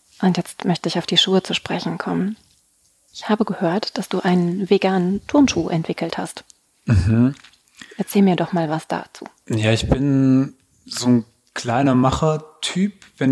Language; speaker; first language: German; native; German